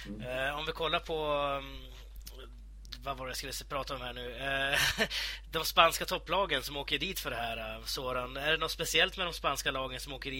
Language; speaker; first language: Swedish; native; Swedish